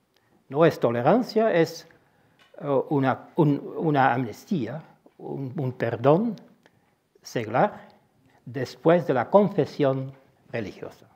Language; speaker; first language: Spanish; non-native, fluent; Dutch